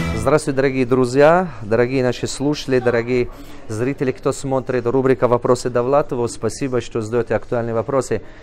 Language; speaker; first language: Russian; non-native, local second language; Tajik